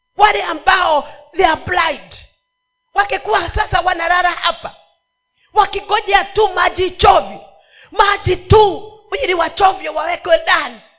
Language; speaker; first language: Swahili; non-native, local second language; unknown